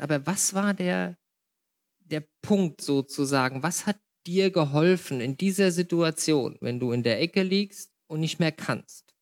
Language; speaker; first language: German; native; German